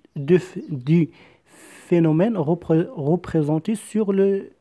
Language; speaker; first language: French; non-native, local second language; Arabic